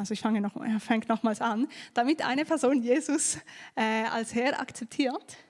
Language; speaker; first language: German; native; German